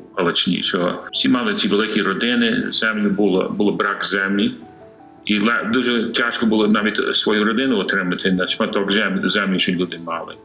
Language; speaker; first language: Ukrainian; early bilingual, heritage; English